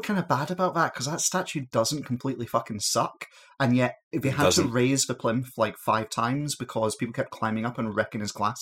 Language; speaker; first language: English; native; English